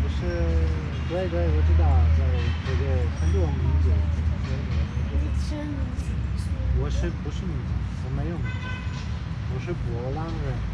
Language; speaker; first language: Chinese; non-native, learner; Polish